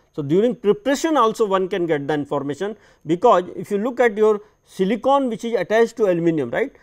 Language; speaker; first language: English; non-native, local second language; Hindi